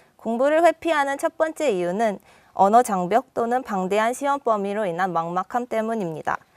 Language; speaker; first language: Korean; native; Korean